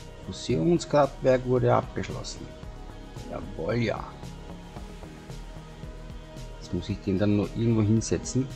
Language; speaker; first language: German; native; German